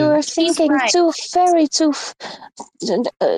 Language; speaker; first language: English; non-native, learner; Dutch